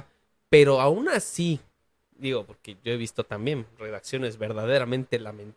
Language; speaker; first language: Spanish; native; Spanish